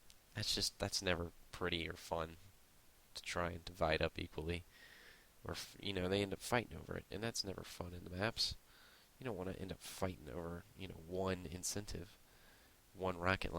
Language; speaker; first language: English; native; English